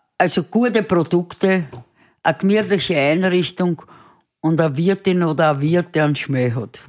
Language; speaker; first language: German; native; German